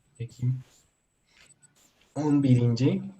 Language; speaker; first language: Turkish; non-native, fluent; Spanish